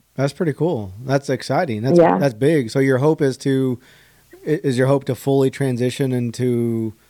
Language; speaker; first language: English; native; English